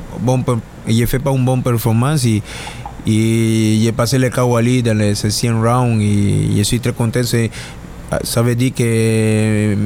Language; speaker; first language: French; non-native, learner; Spanish